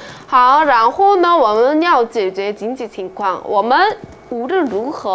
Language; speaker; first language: Chinese; non-native, fluent; Korean